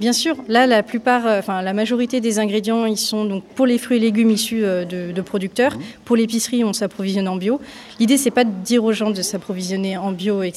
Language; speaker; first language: French; native; French